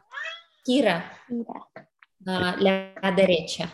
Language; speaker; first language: Spanish; non-native, learner; English